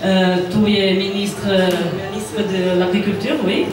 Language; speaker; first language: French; non-native, fluent; Serbian